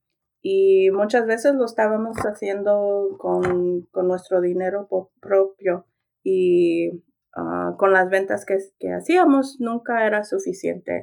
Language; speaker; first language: Spanish; early bilingual, heritage; Spanish